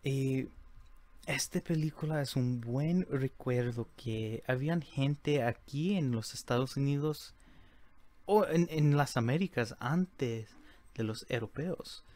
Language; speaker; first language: Spanish; early bilingual, heritage; Spanish